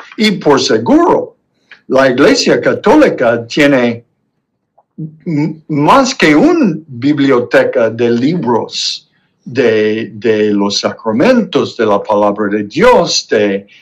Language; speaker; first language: Spanish; non-native, fluent; English